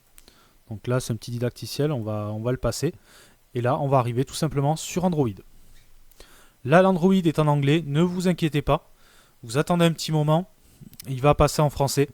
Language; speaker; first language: French; native; French